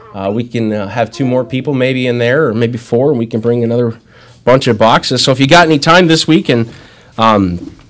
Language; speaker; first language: English; native; English